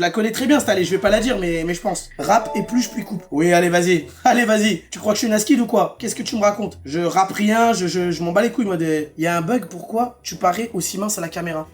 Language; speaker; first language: French; native; French